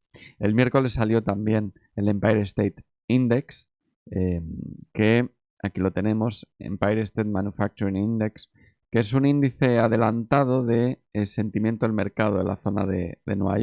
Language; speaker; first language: Spanish; native; Spanish